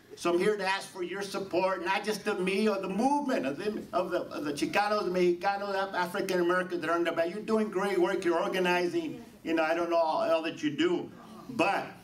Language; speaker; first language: English; native; English